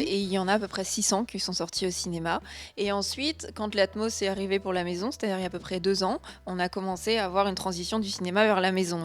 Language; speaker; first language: French; native; French